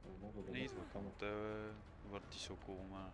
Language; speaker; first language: Bulgarian; native; Bulgarian